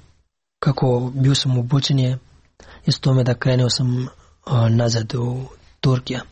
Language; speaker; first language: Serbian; non-native, learner; Pashto